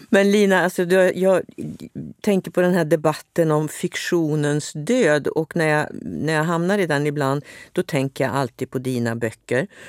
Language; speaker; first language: Swedish; native; Swedish